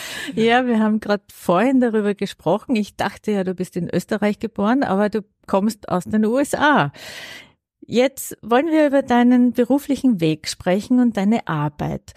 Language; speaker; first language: German; native; German